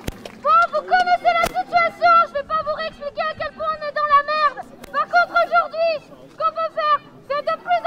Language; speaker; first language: French; native; French